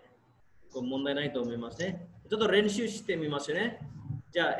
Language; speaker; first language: Japanese; non-native, fluent; Nepali